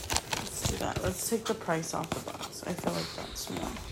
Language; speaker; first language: English; early bilingual, other home language; Spanish